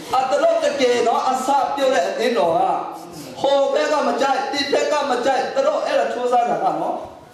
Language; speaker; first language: Burmese; non-native, local second language; Hakha Chin